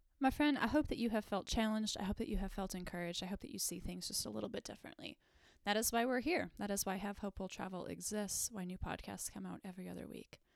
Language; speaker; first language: English; native; English